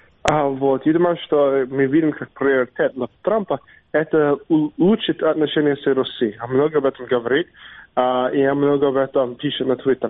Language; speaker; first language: Russian; non-native, fluent; English